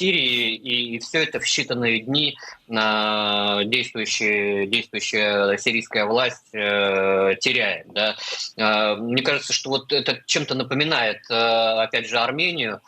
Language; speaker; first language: Russian; native; Russian